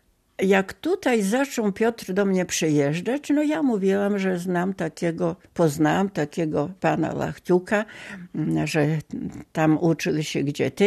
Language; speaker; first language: Polish; non-native, local second language; Ukrainian